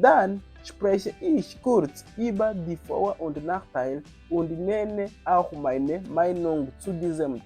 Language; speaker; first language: German; non-native, fluent; Kinyarwanda